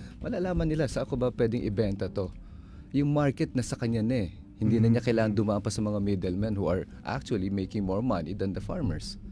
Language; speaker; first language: Filipino; non-native, local second language; Cebuano